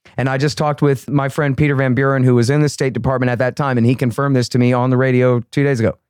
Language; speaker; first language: English; native; English